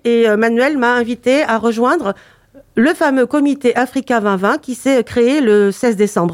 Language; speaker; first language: French; native; French